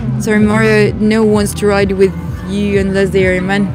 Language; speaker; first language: English; non-native, fluent; Ukrainian